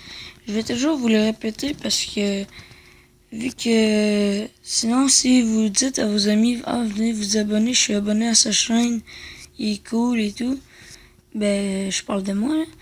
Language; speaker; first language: French; native; French